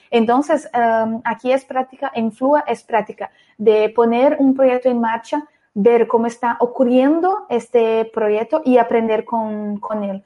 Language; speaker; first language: Spanish; non-native, fluent; Portuguese